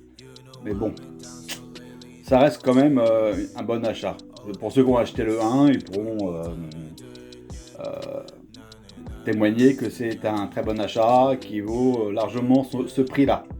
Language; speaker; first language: French; native; French